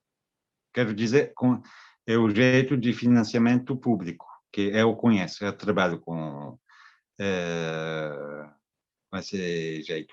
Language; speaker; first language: Portuguese; non-native, fluent; French